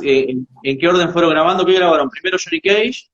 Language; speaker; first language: Spanish; native; Spanish